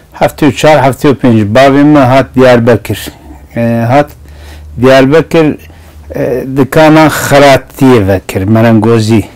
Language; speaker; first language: Kurdish; non-native, local second language; Zaza